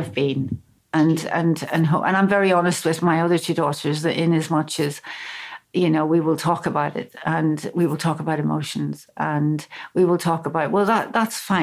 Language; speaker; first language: English; native; English